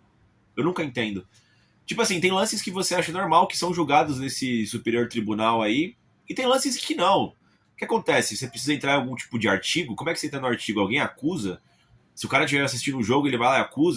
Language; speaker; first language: Portuguese; native; Portuguese